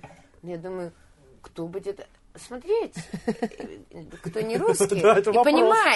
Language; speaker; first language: Russian; early bilingual, heritage; Russian